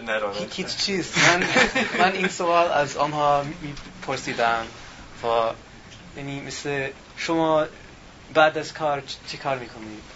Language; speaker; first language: Persian; non-native, learner; English